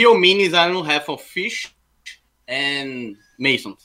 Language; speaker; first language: English; non-native, fluent; Portuguese